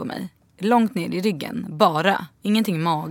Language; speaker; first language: Swedish; native; Swedish